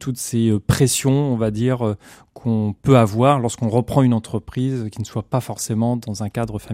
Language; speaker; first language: French; native; French